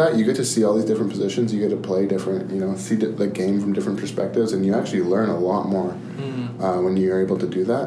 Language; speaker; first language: English; native; English